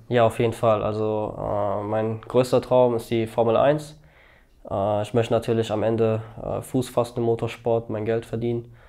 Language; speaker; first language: German; early bilingual, other home language; Albanian